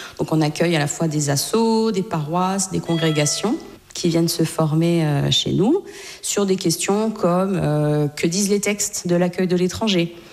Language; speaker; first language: French; native; French